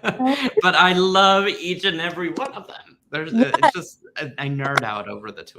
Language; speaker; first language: English; native; English